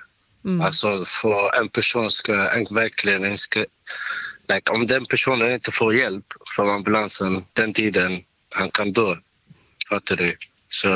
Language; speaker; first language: Swedish; non-native, learner; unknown